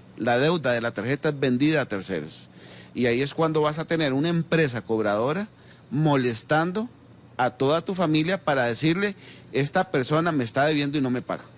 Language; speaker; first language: Spanish; native; Spanish